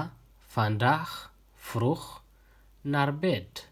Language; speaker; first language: Dutch; early bilingual, heritage; Tigrinya